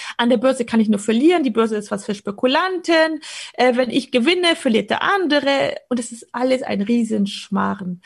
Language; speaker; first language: German; early bilingual, other home language; Polish